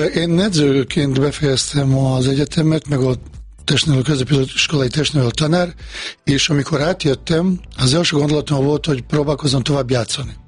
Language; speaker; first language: Hungarian; non-native, fluent; Bosnian